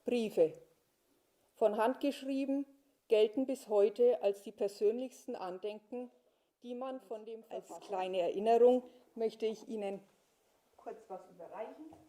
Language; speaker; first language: German; native; German